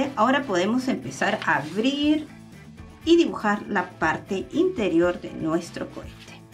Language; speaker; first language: Spanish; native; Spanish